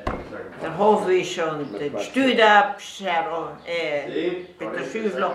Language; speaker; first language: German; early bilingual, heritage; German